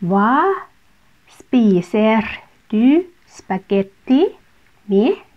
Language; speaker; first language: Thai; native; Thai